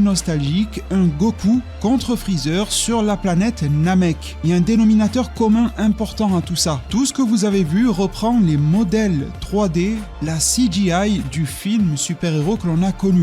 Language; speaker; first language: French; native; French